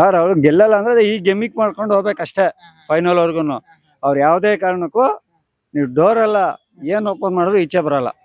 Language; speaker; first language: Kannada; native; Kannada